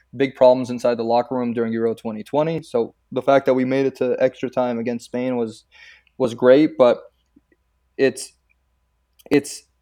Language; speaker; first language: English; early bilingual, other home language; Croatian